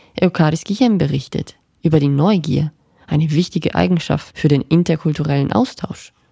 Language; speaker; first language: German; non-native, fluent; Italian